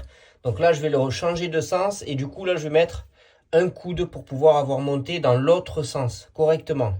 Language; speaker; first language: French; native; French